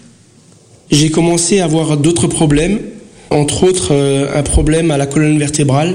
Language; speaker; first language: French; early bilingual, other home language; Portuguese